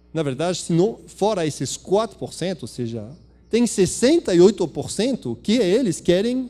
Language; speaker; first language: Portuguese; non-native, fluent; French